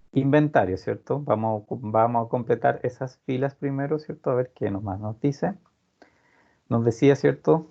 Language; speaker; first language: Spanish; native; Spanish